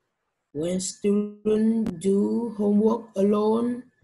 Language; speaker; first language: English; non-native, learner; Vietnamese